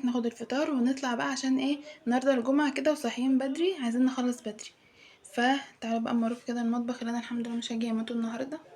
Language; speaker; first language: Arabic; native; Arabic